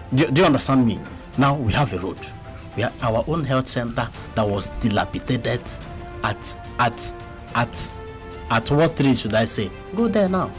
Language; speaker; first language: English; non-native, local second language; Igbo